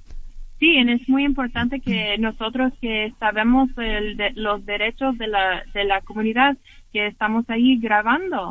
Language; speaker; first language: Spanish; early bilingual, heritage; English